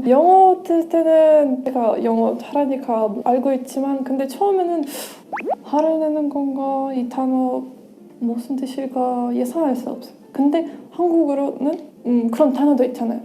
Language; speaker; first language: Korean; non-native, fluent; Russian